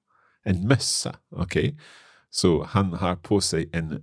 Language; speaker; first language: Swedish; non-native, learner; English